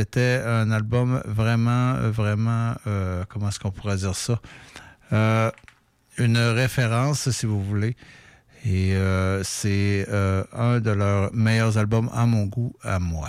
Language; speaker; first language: French; native; French